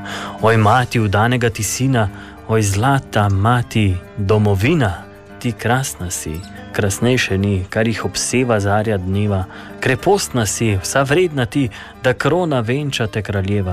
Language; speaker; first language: Slovenian; native; Slovenian